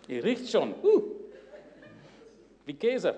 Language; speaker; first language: German; non-native, learner; English